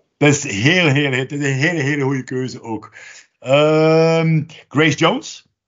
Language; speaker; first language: Dutch; native; Dutch